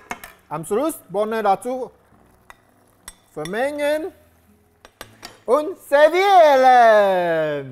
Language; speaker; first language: German; non-native, learner; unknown